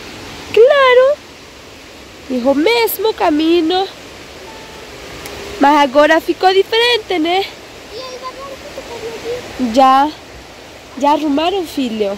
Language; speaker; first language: Portuguese; non-native, local second language; Spanish